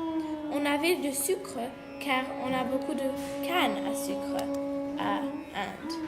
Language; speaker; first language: French; non-native, learner; English